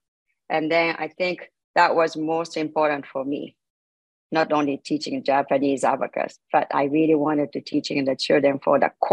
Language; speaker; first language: English; non-native, learner; Japanese